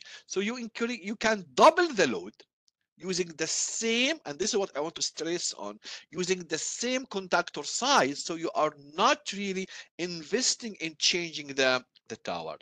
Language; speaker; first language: English; non-native, fluent; Arabic